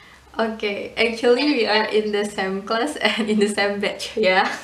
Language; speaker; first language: English; non-native, learner; Indonesian